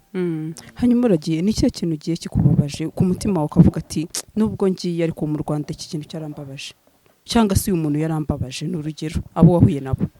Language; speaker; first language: Kinyarwanda; native; Kinyarwanda